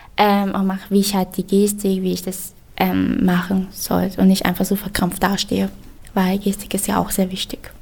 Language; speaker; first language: German; native; German